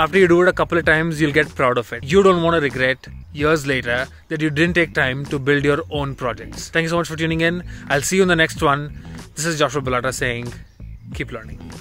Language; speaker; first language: English; non-native, local second language; Hindi